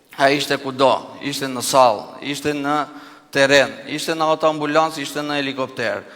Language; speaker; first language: Albanian; native; Albanian